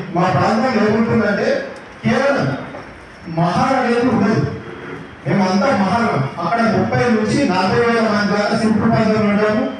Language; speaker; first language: Telugu; non-native, local second language; Marathi